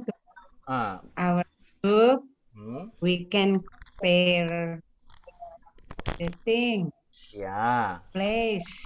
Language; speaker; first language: English; non-native, learner; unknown